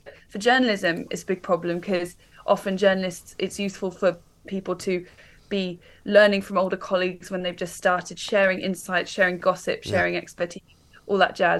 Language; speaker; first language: English; native; English